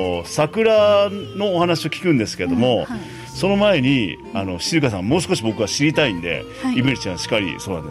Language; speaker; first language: Japanese; native; Japanese